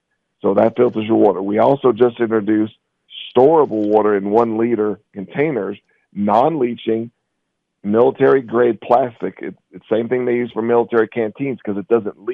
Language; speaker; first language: English; native; English